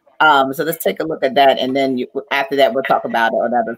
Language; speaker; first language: English; native; English